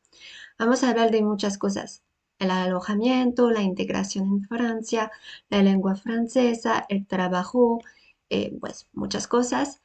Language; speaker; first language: Spanish; non-native, learner; French